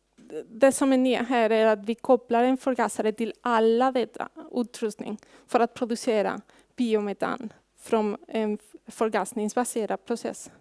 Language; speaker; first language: Swedish; non-native, fluent; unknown